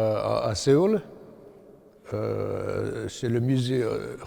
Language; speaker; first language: French; non-native, fluent; Chinese